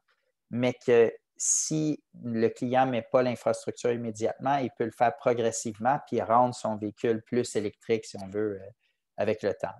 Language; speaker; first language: French; native; French